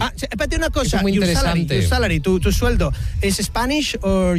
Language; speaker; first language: Spanish; native; Spanish